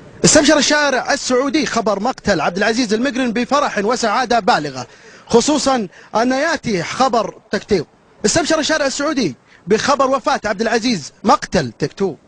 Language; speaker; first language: Arabic; native; Arabic